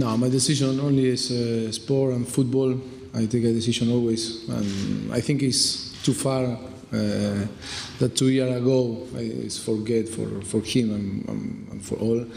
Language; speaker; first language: English; non-native, fluent; Spanish